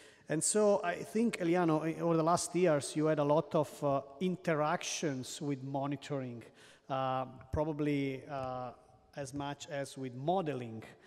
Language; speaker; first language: English; non-native, fluent; Italian